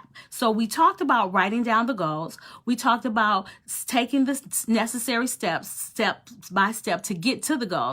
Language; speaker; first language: English; native; English